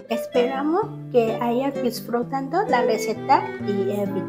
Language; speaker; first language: Spanish; non-native, learner; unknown